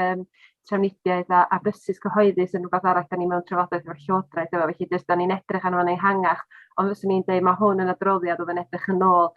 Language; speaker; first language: Welsh; native; Welsh